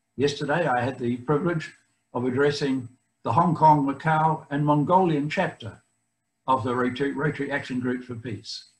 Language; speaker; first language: English; native; English